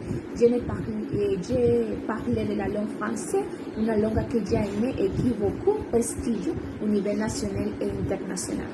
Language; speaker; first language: French; non-native, learner; Spanish